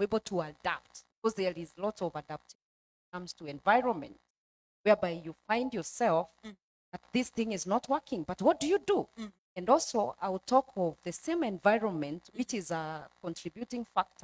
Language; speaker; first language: English; non-native, local second language; Swahili